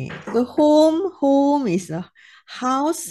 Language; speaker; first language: English; non-native, learner; Korean